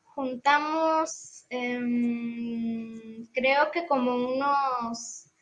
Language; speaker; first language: Spanish; native; Spanish